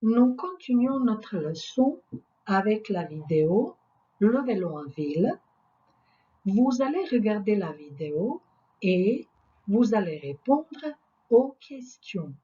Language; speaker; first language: French; non-native, fluent; Croatian